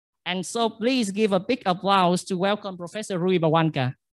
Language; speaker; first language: English; non-native, fluent; Vietnamese